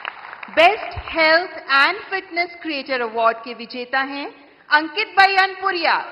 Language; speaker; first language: Hindi; native; Hindi